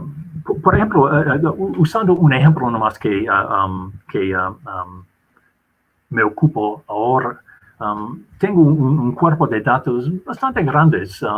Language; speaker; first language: Spanish; non-native, fluent; English